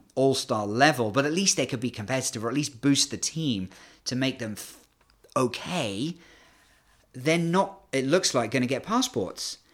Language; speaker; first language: English; native; English